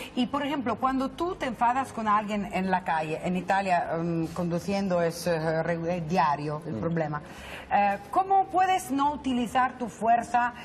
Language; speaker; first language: Spanish; non-native, fluent; Italian